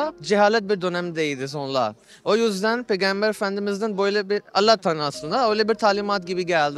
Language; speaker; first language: Turkish; non-native, learner; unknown